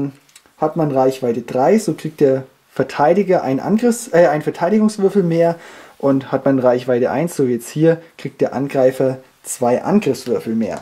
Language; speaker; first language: German; native; German